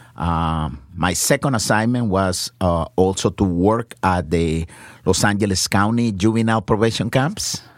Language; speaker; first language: English; non-native, fluent; Spanish